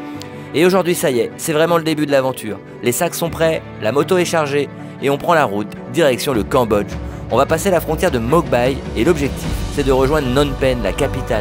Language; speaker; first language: French; native; French